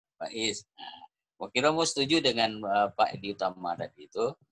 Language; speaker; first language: Indonesian; native; Indonesian